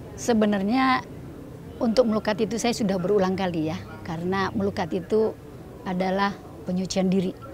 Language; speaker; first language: Indonesian; native; Indonesian